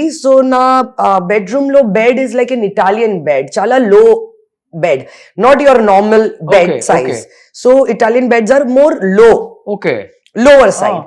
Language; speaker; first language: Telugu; non-native, learner; Hindi